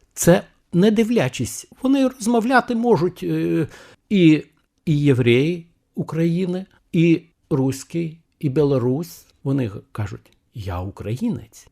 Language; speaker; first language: Ukrainian; non-native, fluent; Lithuanian